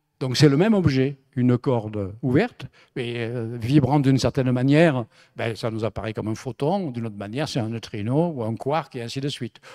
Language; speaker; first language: French; native; French